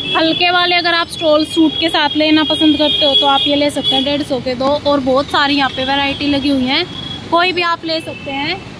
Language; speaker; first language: Hindi; native; Hindi